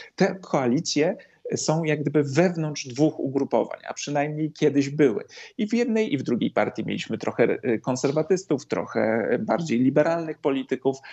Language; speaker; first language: Polish; native; Polish